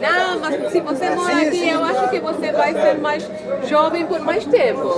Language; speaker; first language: Portuguese; non-native, learner; English